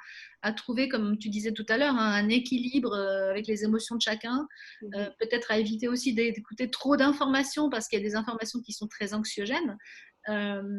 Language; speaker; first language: French; native; French